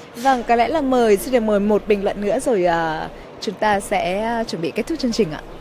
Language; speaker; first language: Vietnamese; native; Vietnamese